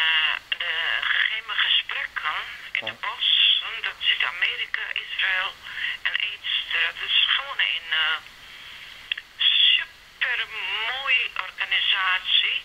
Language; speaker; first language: Dutch; non-native, learner; Serbian